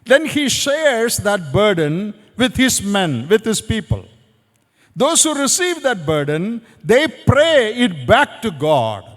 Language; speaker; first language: English; non-native, local second language; Malayalam